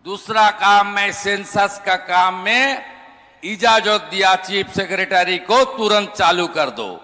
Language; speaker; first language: Hindi; non-native, local second language; Bangla